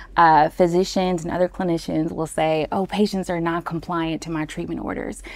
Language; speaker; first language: English; native; English